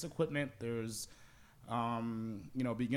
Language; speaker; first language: English; native; English